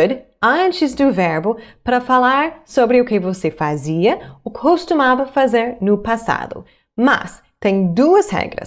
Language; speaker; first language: Portuguese; non-native, fluent; English